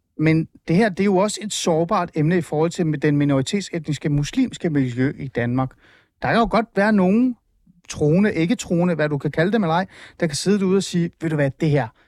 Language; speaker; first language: Danish; early bilingual, other home language; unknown